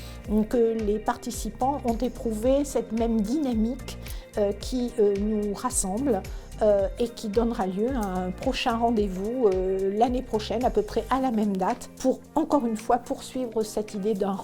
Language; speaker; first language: French; native; French